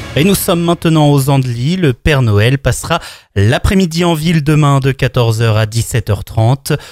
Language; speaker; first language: French; native; French